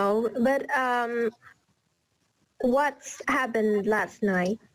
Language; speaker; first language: English; non-native, learner; Vietnamese